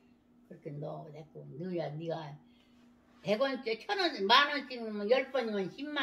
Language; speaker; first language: Korean; native; Korean